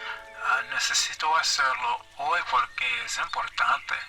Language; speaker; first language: Spanish; non-native, learner; English